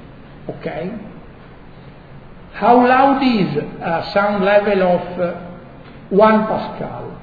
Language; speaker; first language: English; non-native, fluent; Italian